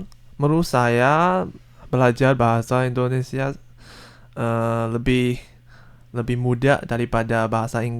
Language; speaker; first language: Indonesian; non-native, learner; Chinese